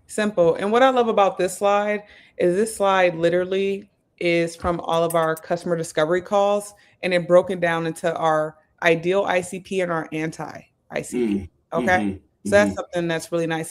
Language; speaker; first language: English; native; English